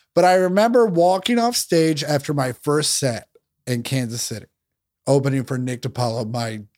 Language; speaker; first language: English; native; English